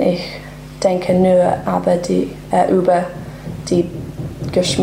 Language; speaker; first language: German; non-native, learner; English